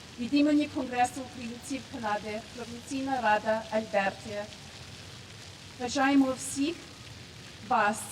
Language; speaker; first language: Ukrainian; early bilingual, heritage; English